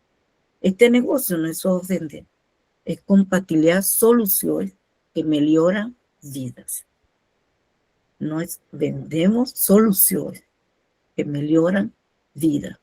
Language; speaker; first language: Portuguese; non-native, fluent; Spanish